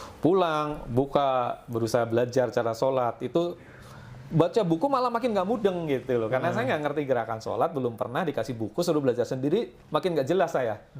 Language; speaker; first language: Indonesian; non-native, local second language; Javanese